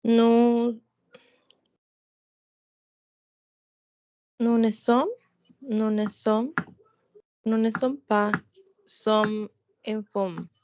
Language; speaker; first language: French; non-native, learner; Spanish